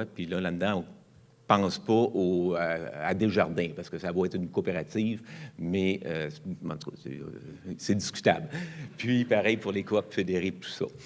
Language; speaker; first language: French; native; French